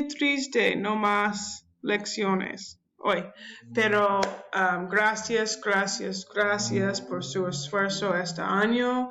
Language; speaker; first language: Spanish; non-native, learner; English